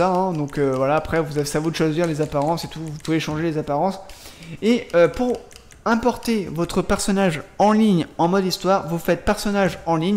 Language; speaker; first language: French; native; French